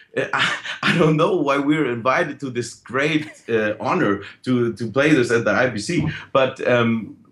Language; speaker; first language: English; non-native, fluent; German